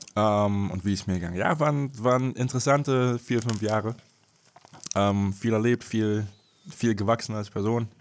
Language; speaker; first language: German; native; German